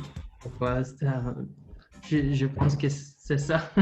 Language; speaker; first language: French; non-native, learner; English